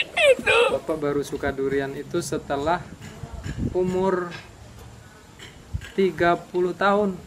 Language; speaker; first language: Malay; non-native, local second language; Javanese